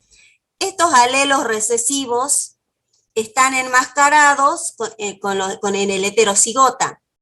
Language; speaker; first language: Spanish; native; Spanish